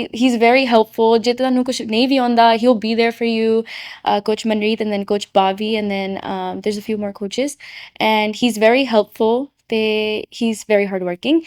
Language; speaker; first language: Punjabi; early bilingual, heritage; Punjabi